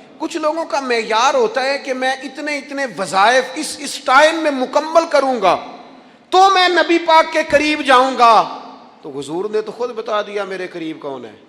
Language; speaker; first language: Urdu; non-native, local second language; Punjabi